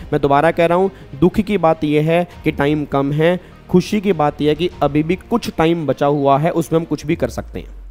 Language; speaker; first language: Hindi; native; Hindi